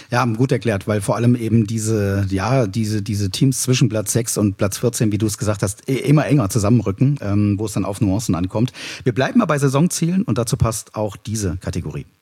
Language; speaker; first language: German; native; German